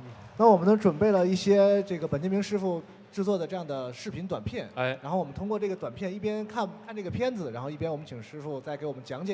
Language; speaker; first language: Chinese; native; Chinese